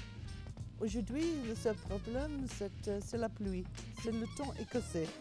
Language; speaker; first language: French; non-native, learner; English